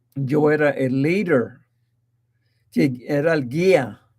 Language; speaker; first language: Spanish; early bilingual, heritage; Spanish